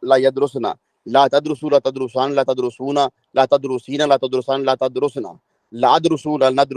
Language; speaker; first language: Arabic; non-native, learner; Urdu